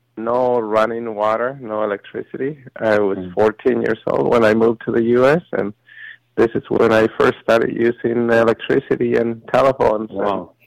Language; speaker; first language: English; early bilingual, other home language; Spanish